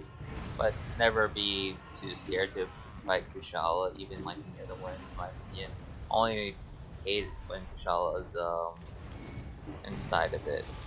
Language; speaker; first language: English; native; English